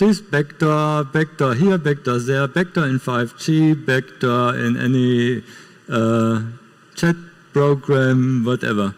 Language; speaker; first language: English; non-native, fluent; German